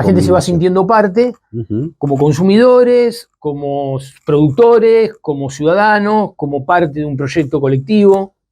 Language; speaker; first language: Spanish; native; Spanish